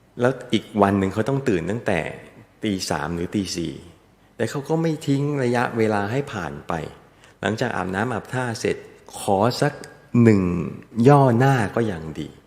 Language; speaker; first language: Thai; native; Thai